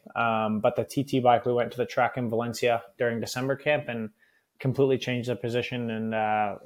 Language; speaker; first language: English; native; English